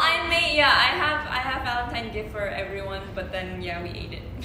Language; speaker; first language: English; non-native, learner; Korean